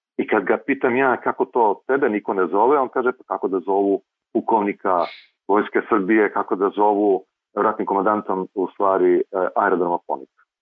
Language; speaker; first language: Serbian; native; Serbian